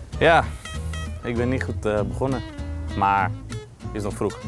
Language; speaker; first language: Dutch; non-native, fluent; Greek